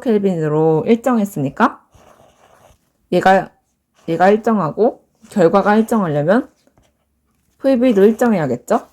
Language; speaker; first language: Korean; native; Korean